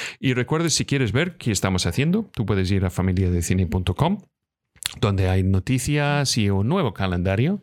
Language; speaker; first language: Spanish; non-native, fluent; English